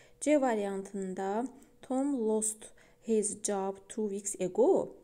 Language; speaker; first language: English; non-native, fluent; Azerbaijani